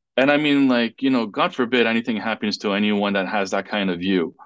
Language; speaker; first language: English; non-native, fluent; French